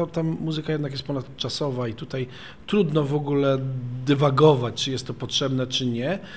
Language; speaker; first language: Polish; native; Polish